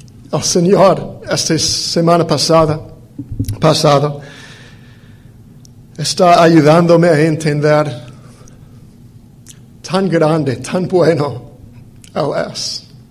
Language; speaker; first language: Spanish; non-native, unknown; English